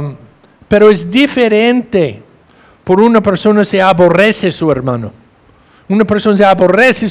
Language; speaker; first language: Spanish; non-native, fluent; English